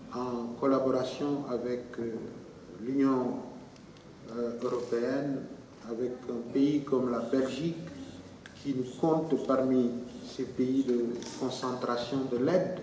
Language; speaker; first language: French; non-native, local second language; Wolof